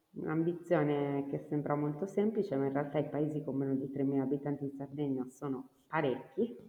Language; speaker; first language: Italian; native; Italian